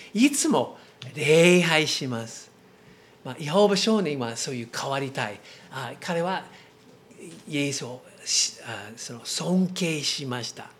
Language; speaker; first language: Japanese; non-native, learner; English